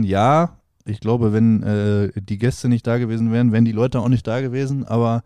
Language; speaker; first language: German; native; German